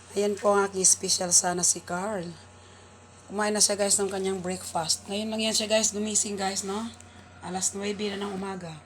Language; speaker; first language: Filipino; non-native, local second language; Cebuano